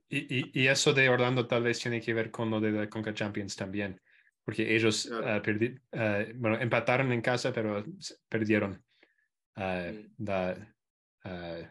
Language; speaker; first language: Spanish; non-native, fluent; English